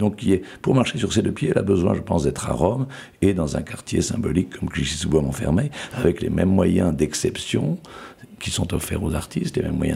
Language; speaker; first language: French; native; French